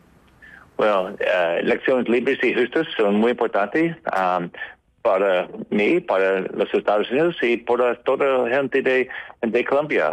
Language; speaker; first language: Spanish; non-native, learner; English